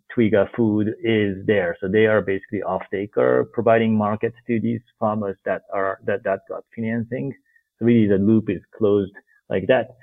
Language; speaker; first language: English; non-native, fluent; Japanese